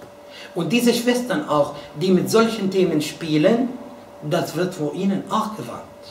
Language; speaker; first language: German; non-native, fluent; Arabic